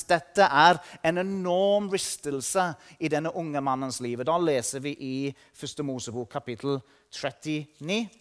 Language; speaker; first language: Norwegian; non-native, fluent; English